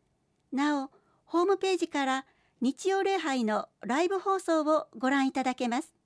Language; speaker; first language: Japanese; native; Japanese